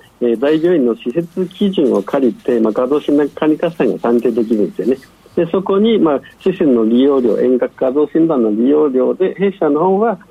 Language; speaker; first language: Japanese; non-native, fluent; Chinese